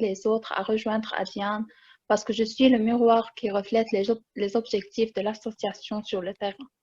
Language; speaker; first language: French; non-native, learner; Arabic